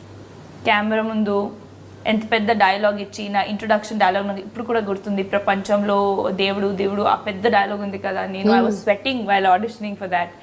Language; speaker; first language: Telugu; non-native, fluent; Hindi